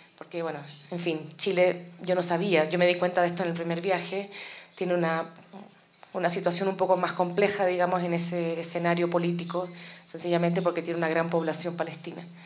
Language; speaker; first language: Spanish; native; Spanish